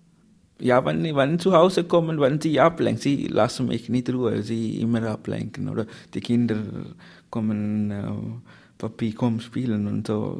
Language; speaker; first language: German; non-native, learner; Tamil